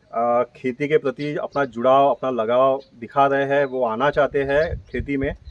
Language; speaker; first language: Hindi; non-native, local second language; Marathi